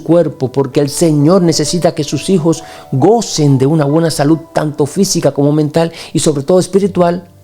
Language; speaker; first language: Spanish; native; Spanish